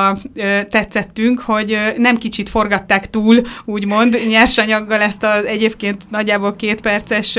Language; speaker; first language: Hungarian; native; Hungarian